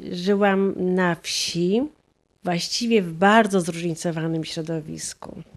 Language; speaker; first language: Polish; native; Polish